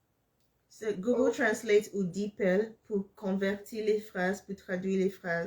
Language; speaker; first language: French; non-native, fluent; English